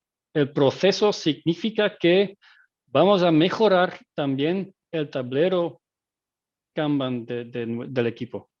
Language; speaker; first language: Spanish; non-native, fluent; Dutch